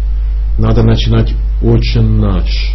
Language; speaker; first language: Russian; non-native, fluent; English